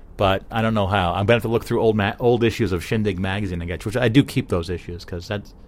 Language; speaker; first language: English; native; English